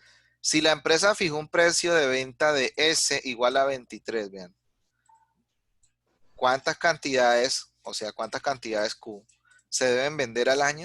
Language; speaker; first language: Spanish; native; Spanish